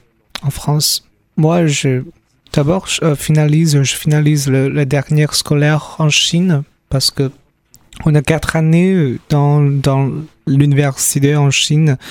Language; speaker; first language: French; non-native, fluent; Chinese